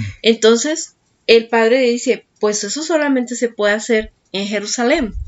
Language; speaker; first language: Spanish; native; Spanish